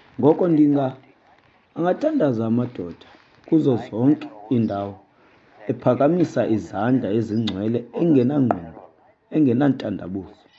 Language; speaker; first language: Xhosa; native; Xhosa